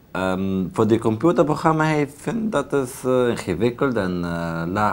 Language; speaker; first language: Dutch; non-native, learner; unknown